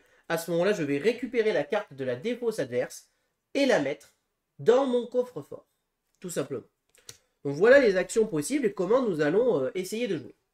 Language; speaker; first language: French; native; French